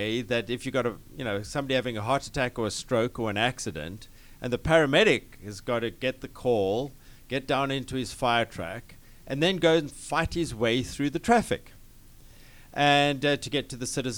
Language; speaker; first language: English; native; English